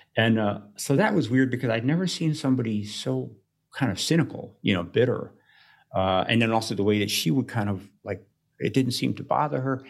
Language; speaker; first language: English; native; English